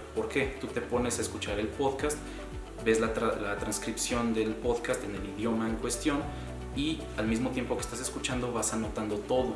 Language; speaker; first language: Spanish; native; Spanish